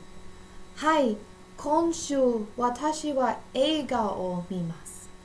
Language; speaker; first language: Japanese; non-native, learner; English